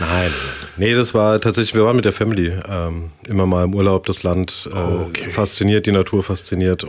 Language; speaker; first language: German; native; German